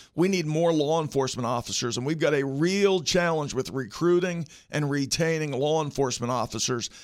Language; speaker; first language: English; native; English